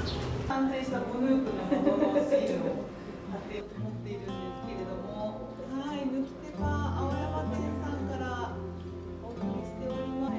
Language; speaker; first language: Japanese; native; Japanese